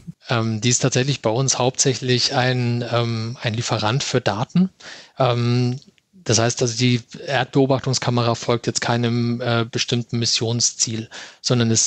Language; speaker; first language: German; native; German